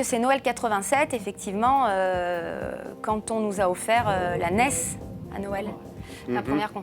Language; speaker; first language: French; native; French